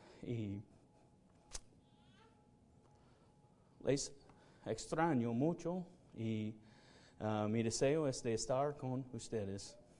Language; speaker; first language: Spanish; non-native, learner; English